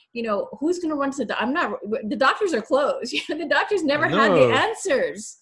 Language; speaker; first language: English; native; English